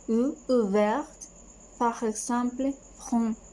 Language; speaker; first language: French; non-native, learner; Spanish